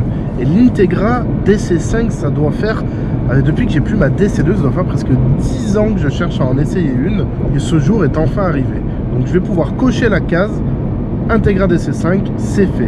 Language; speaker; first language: French; native; French